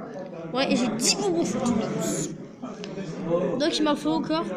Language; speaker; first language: French; native; French